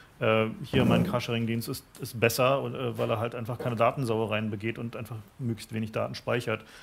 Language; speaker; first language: German; native; German